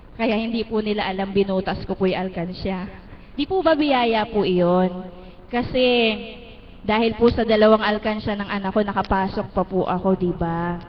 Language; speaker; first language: Filipino; native; Filipino